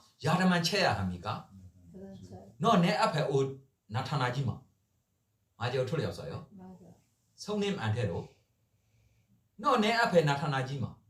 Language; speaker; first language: Korean; non-native, learner; Burmese